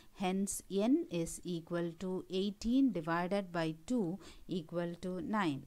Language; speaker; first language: English; non-native, local second language; Malayalam